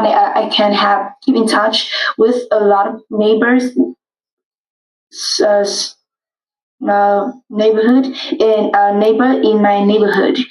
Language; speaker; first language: English; non-native, learner; Vietnamese